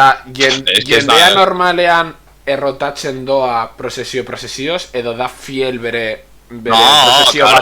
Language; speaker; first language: Basque; non-native, local second language; Spanish